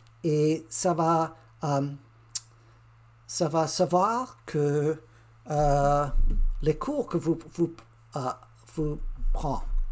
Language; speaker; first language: French; non-native, learner; English